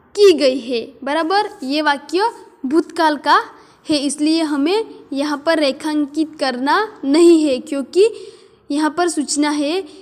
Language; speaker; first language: Hindi; non-native, local second language; Gujarati